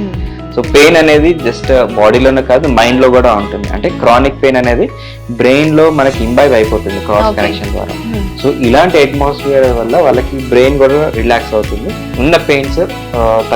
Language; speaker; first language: Telugu; native; Telugu